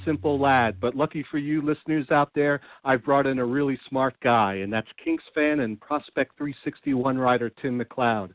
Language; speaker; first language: English; native; English